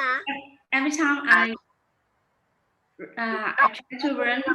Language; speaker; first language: English; non-native, learner; Vietnamese